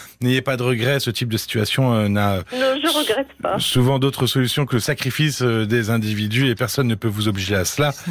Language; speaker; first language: French; native; French